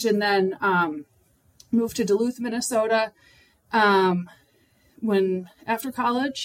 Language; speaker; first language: English; native; English